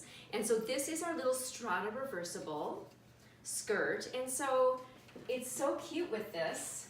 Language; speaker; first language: English; native; English